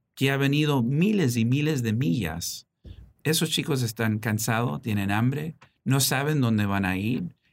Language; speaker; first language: Spanish; early bilingual, heritage; Spanish